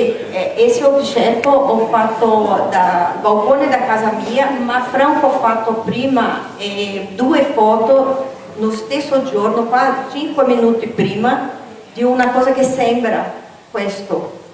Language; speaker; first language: Italian; non-native, learner; Portuguese